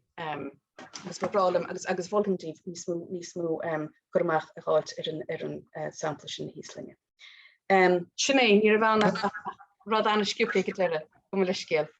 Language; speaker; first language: Irish; native; Irish